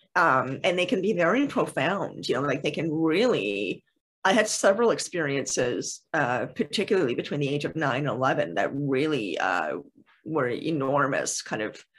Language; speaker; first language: English; native; English